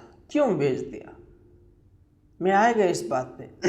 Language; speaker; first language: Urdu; non-native, local second language; Pashto